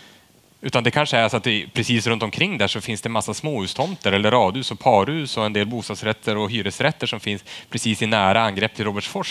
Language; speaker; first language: Swedish; native; Swedish